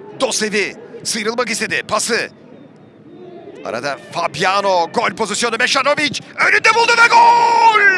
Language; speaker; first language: Turkish; native; Turkish